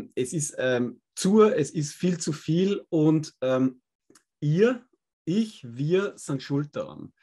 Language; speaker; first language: German; native; German